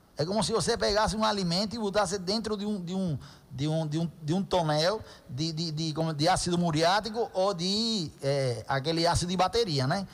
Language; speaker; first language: Portuguese; non-native, fluent; Spanish